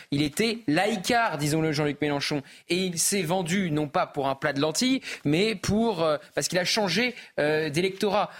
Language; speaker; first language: French; native; French